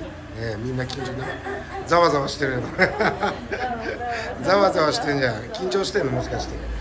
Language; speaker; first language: Japanese; native; Japanese